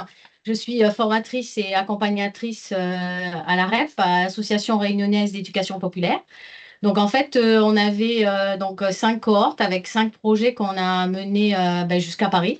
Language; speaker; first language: French; native; French